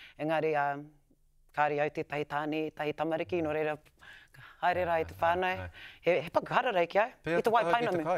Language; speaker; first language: Māori; non-native, local second language; English